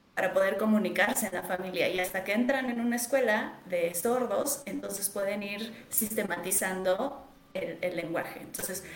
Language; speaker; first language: Spanish; native; Spanish